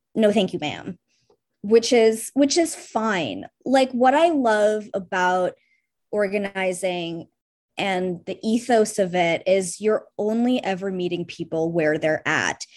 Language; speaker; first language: English; early bilingual, heritage; Russian